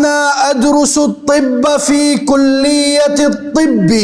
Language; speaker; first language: Arabic; non-native, fluent; Urdu